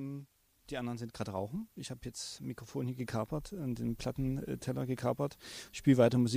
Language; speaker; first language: German; native; German